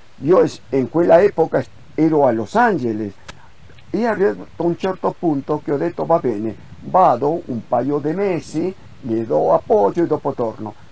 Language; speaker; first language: Italian; non-native, fluent; Spanish